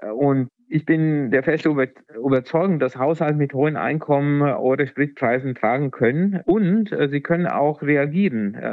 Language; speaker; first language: German; non-native, fluent; Italian